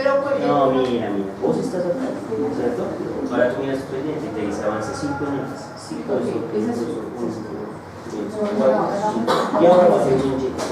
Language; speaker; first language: Spanish; native; Spanish